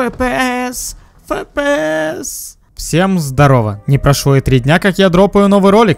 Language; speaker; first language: Russian; native; Russian